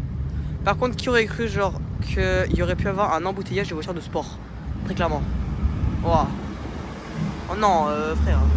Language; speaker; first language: French; native; French